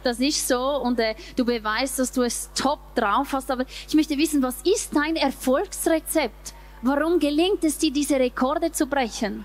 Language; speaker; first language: German; native; German